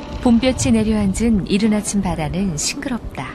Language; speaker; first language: Korean; native; Korean